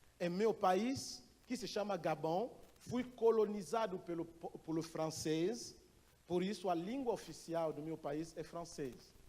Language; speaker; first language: Portuguese; non-native, fluent; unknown